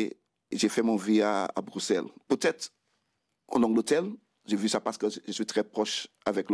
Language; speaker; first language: French; non-native, fluent; Krio